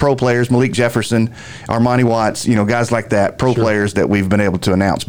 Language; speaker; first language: English; native; English